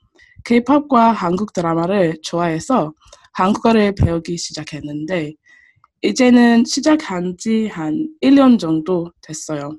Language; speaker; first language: Korean; non-native, learner; English